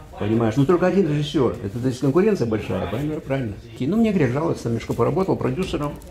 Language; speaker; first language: Russian; native; Russian